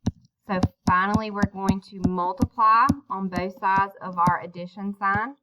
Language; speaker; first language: English; native; English